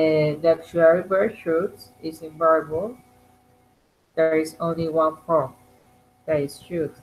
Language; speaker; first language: English; non-native, learner; Spanish